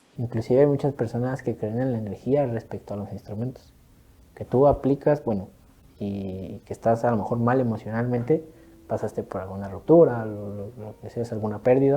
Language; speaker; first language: Spanish; native; Spanish